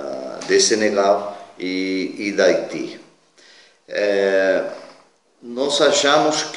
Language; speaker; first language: Portuguese; non-native, fluent; Spanish